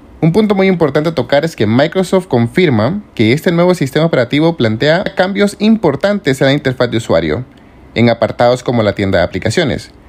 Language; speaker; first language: Spanish; native; Spanish